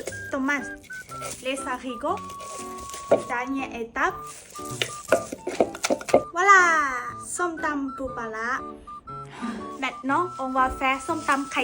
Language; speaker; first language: French; non-native, learner; Thai